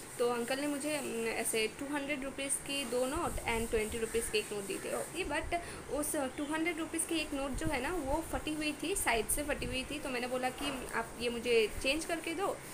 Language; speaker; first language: Hindi; non-native, local second language; Bangla